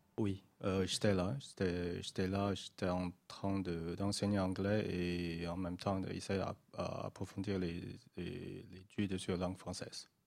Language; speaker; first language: French; non-native, fluent; Chinese